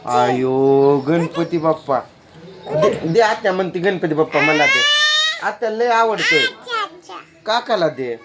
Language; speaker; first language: Marathi; native; Marathi